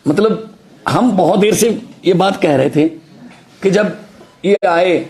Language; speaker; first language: Hindi; non-native, local second language; Punjabi